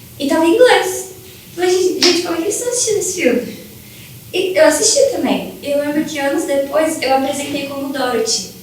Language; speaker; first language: Portuguese; native; Portuguese